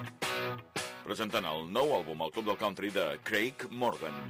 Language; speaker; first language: Catalan; native; Catalan